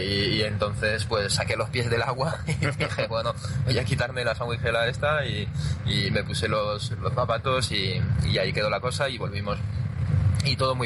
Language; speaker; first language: Spanish; non-native, fluent; French